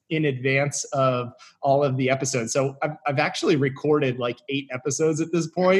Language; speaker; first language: English; native; English